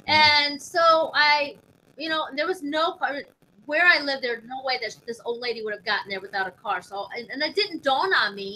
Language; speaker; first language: English; native; English